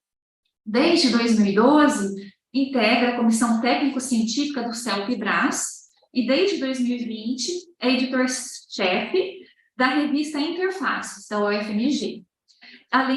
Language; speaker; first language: Portuguese; native; Portuguese